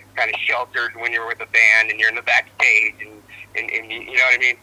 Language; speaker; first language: English; native; English